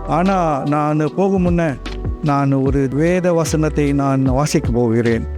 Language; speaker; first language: Tamil; non-native, local second language; Chinese